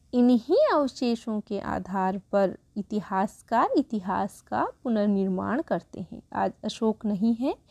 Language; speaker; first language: Hindi; native; Hindi